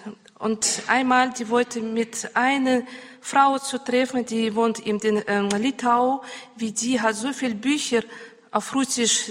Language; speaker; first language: German; non-native, learner; Russian